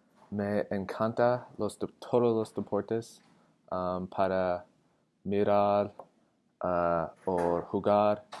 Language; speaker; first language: Spanish; non-native, learner; English